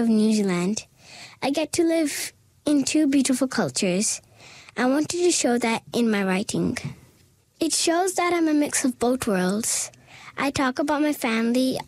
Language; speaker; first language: English; non-native, local second language; Urdu